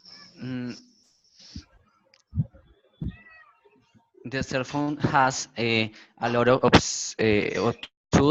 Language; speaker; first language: English; non-native, learner; Spanish